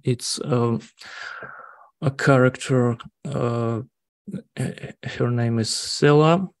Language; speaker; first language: English; non-native, learner; Russian